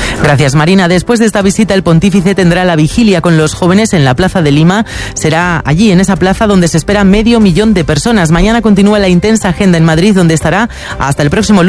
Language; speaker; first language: Spanish; native; Spanish